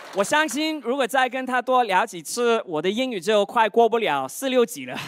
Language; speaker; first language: Chinese; non-native, fluent; Cantonese